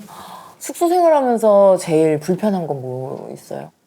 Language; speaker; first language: Korean; native; Korean